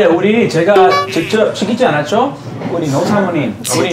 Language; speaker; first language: Korean; non-native, fluent; English